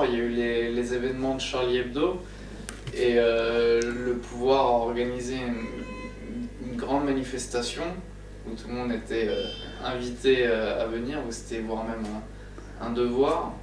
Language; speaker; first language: French; native; French